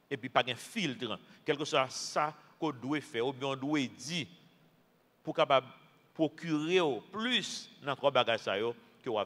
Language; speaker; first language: French; non-native, local second language; Haitian Creole